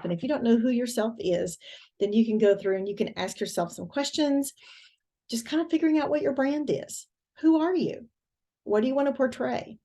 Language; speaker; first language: English; native; English